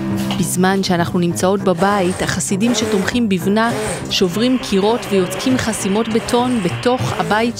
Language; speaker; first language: Hebrew; native; Hebrew